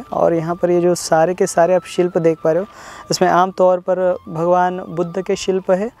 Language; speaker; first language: Hindi; non-native, local second language; Marathi